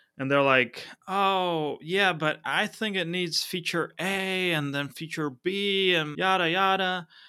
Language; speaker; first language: English; non-native, fluent; Spanish